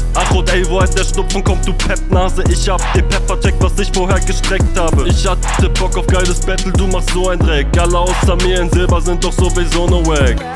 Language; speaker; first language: German; native; German